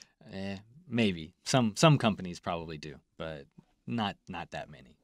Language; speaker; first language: English; native; English